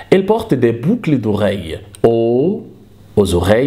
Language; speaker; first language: French; non-native, fluent; Arabic